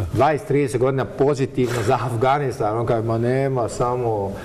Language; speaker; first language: Croatian; early bilingual, heritage; Croatian